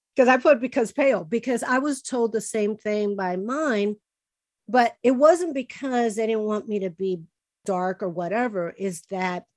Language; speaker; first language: English; early bilingual, other home language; Spanish